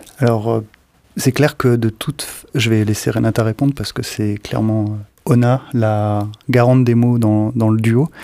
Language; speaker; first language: French; native; French